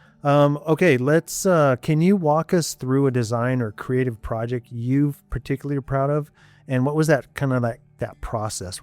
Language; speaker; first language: English; native; English